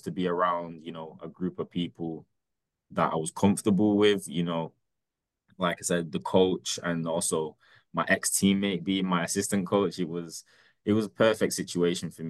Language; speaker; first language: English; native; English